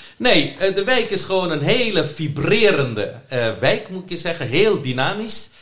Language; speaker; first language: Dutch; non-native, local second language; Caribbean Hindustani